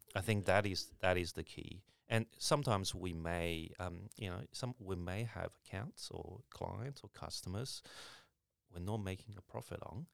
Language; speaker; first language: English; early bilingual, other home language; Chinese